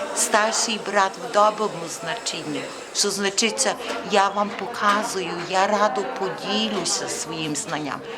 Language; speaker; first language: Ukrainian; early bilingual, heritage; Ukrainian